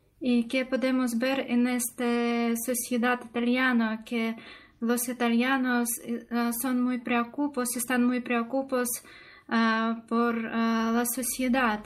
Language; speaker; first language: Spanish; non-native, learner; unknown